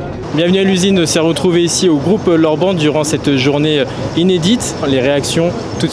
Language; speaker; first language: French; native; French